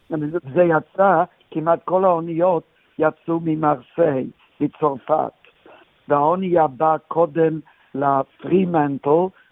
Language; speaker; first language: Hebrew; non-native, fluent; English